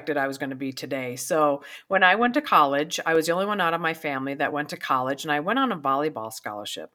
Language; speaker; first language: English; native; English